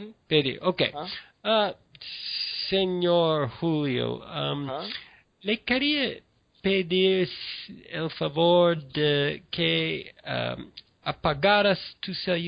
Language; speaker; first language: Spanish; non-native, learner; English